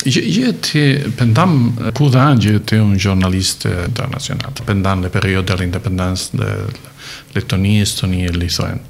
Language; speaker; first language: French; non-native, learner; Catalan